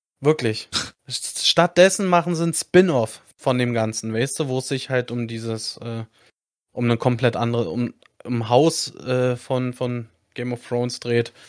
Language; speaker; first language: German; native; German